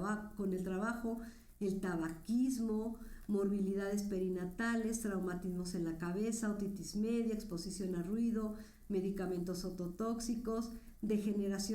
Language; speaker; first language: Spanish; native; Spanish